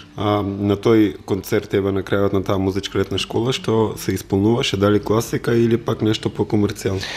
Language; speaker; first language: Macedonian; native; Macedonian